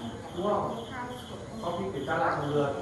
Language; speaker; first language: Vietnamese; native; Vietnamese